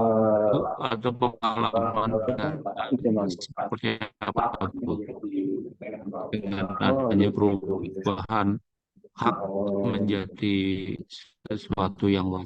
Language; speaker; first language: Indonesian; native; Indonesian